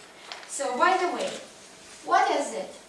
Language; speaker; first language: English; non-native, fluent; Russian